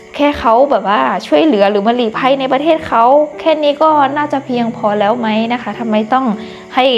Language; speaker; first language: Thai; non-native, fluent; Burmese